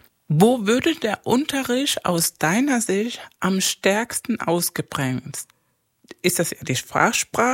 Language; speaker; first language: German; non-native, fluent; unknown